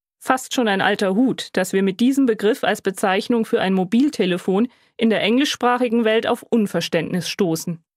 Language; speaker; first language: German; native; German